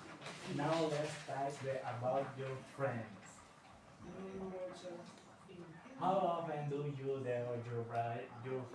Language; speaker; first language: English; non-native, learner; Spanish